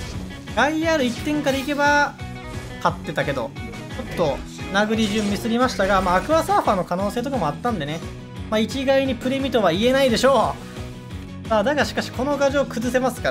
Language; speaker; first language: Japanese; native; Japanese